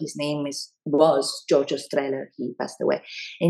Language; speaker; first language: English; non-native, fluent; Italian